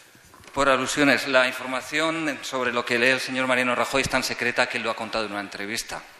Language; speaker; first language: Spanish; native; Spanish